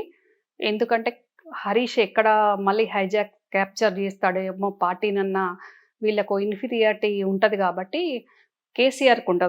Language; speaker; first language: Telugu; native; Telugu